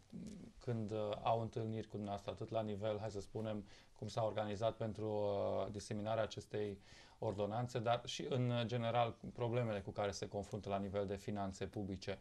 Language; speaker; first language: Romanian; native; Romanian